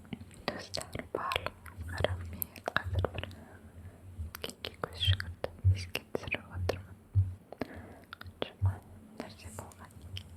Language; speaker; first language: Kazakh; non-native, local second language; Russian